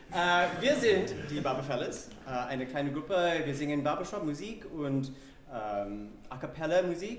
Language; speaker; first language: German; non-native, learner; English